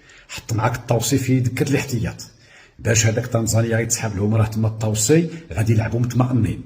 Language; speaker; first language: Arabic; native; Arabic